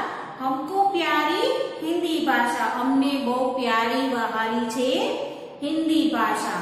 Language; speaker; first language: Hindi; non-native, local second language; Gujarati